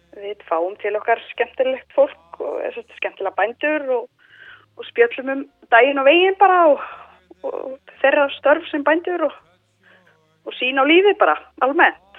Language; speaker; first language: Icelandic; native; Icelandic